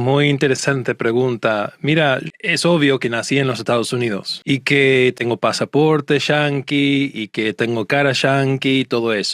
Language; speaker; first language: Spanish; non-native, fluent; English